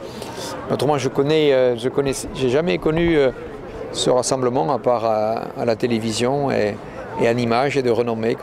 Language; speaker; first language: French; native; French